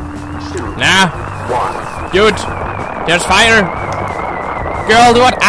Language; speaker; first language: English; non-native, fluent; German